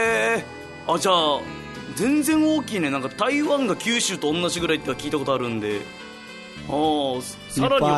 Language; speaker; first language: Japanese; native; Japanese